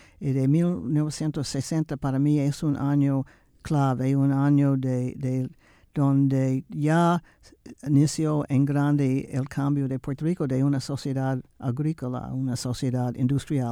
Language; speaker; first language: Spanish; non-native, fluent; English